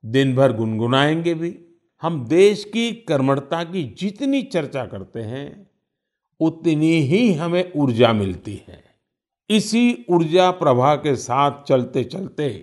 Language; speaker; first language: Hindi; native; Hindi